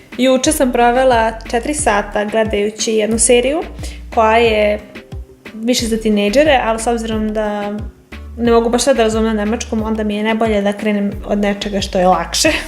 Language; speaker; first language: Serbian; native; Serbian